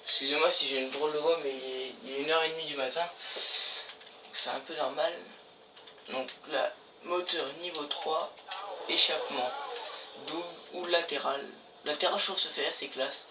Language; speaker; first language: French; native; French